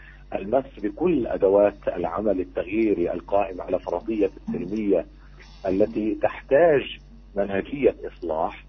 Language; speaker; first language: Arabic; native; Arabic